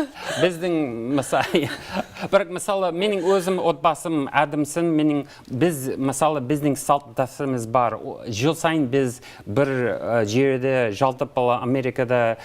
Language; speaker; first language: Kazakh; non-native, learner; English